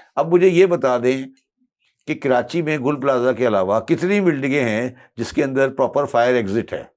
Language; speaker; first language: Urdu; native; Urdu